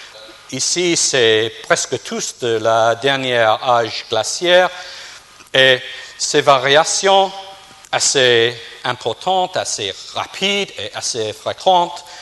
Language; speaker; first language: French; non-native, fluent; English